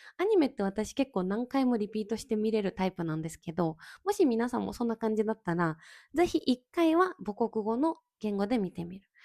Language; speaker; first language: Japanese; native; Japanese